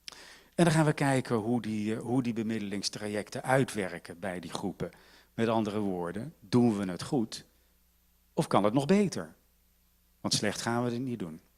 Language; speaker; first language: Dutch; native; Dutch